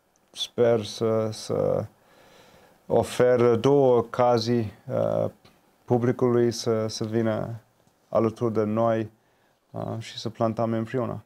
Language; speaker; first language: Romanian; non-native, fluent; English